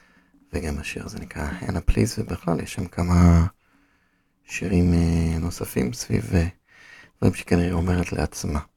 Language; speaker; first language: Hebrew; native; Hebrew